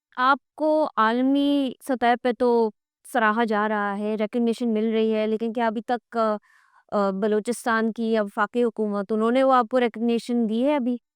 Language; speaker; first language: Urdu; native; Urdu